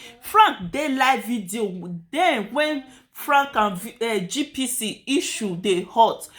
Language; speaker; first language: Nigerian Pidgin; native; Nigerian Pidgin